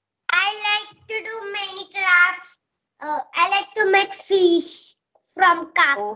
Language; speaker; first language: English; non-native, local second language; Marathi